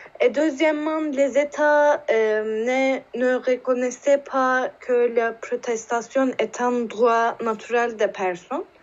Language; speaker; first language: French; non-native, learner; Turkish